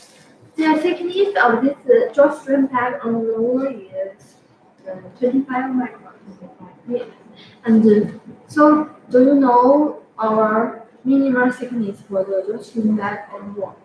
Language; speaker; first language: English; non-native, fluent; Chinese